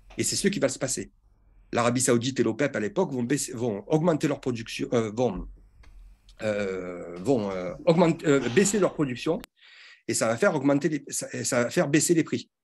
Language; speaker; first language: French; native; French